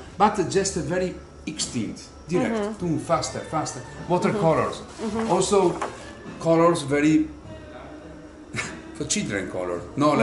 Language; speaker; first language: English; non-native, learner; Italian